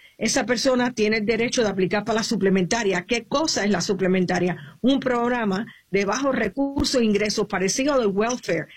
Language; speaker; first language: Spanish; early bilingual, heritage; Spanish